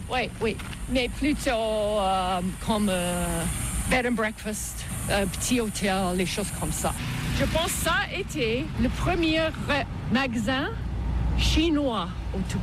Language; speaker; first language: French; non-native, learner; English